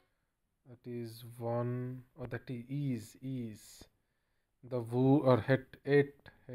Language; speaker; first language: English; non-native, learner; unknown